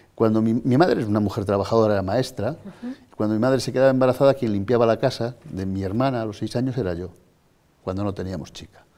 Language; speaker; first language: Spanish; native; Spanish